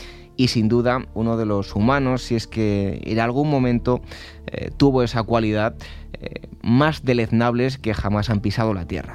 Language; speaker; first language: Spanish; native; Spanish